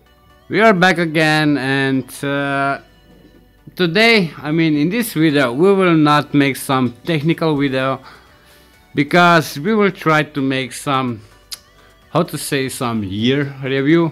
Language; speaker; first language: English; non-native, learner; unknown